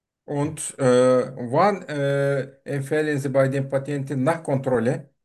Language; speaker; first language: German; non-native, learner; Turkish